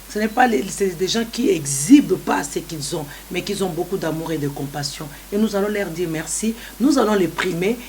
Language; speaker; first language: French; non-native, local second language; Lingala